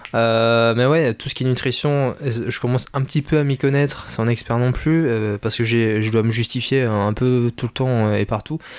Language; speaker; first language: French; native; French